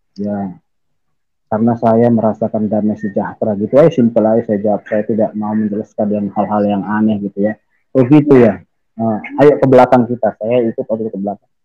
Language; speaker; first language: Indonesian; native; Indonesian